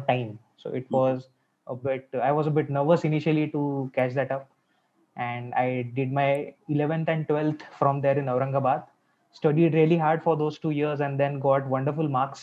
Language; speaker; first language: English; non-native, local second language; Marathi